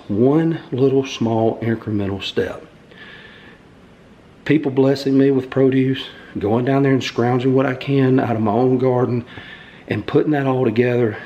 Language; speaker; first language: English; native; English